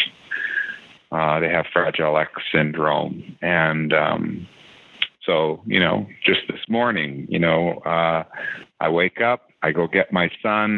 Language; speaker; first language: English; native; English